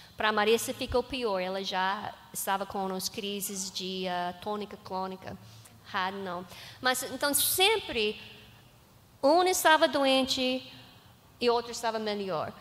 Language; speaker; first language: Portuguese; non-native, learner; English